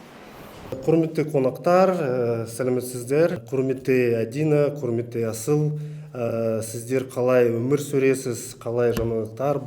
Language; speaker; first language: Kazakh; non-native, local second language; Russian